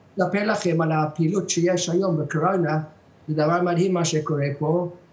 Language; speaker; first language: Hebrew; non-native, fluent; English